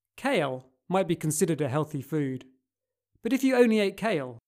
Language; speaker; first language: English; native; English